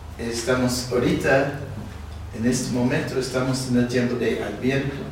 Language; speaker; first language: Spanish; non-native, fluent; English